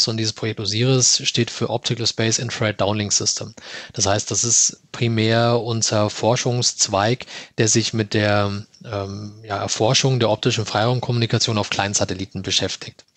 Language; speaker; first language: German; native; German